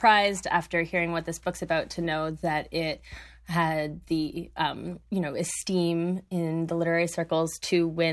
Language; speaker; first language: English; native; English